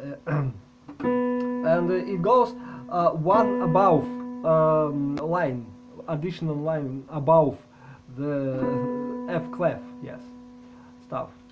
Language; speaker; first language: English; non-native, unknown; Russian